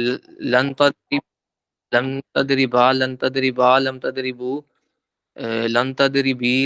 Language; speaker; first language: Arabic; non-native, learner; Urdu